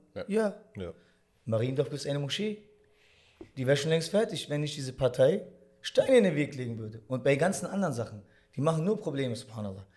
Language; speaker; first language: German; early bilingual, other home language; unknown